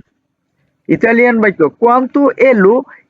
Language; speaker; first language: Italian; non-native, learner; Bangla